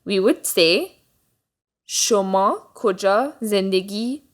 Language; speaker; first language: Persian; early bilingual, heritage; Persian